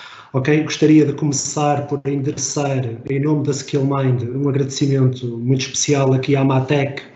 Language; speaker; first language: Portuguese; native; Portuguese